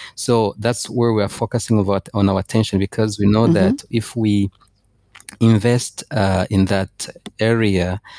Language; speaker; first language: English; non-native, fluent; Rundi